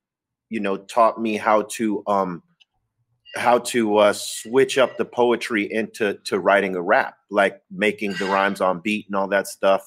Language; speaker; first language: English; native; English